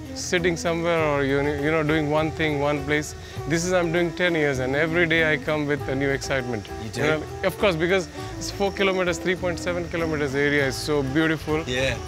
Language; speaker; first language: English; native; English